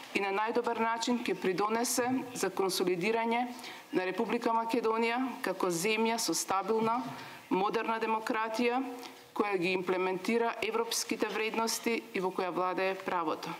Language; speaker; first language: Macedonian; native; Macedonian